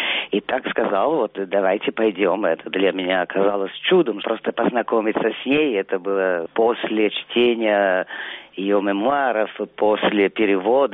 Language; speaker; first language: Russian; non-native, fluent; Italian